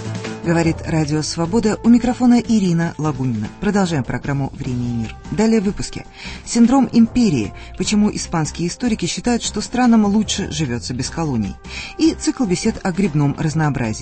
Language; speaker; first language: Russian; native; Russian